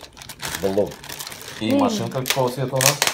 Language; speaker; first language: Russian; native; Russian